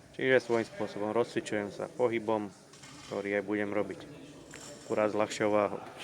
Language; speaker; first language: Slovak; native; Slovak